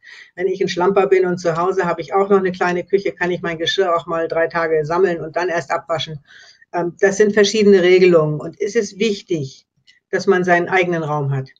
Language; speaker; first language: German; native; German